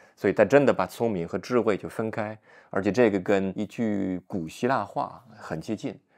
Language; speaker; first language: Chinese; non-native, fluent; French